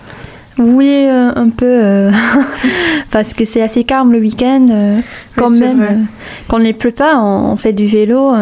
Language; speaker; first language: French; non-native, fluent; English